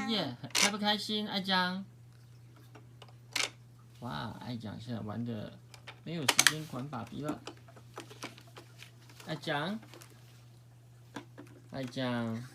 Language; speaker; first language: Chinese; native; Chinese